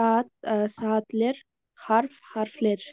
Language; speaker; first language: Turkish; non-native, learner; Kyrgyz